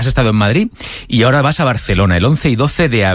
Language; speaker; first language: Spanish; native; Spanish